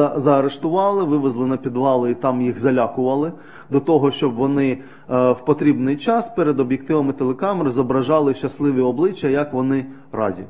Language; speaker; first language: Ukrainian; native; Ukrainian